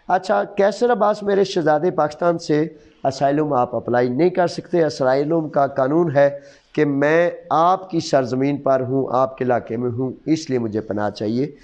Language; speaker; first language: Urdu; non-native, local second language; Punjabi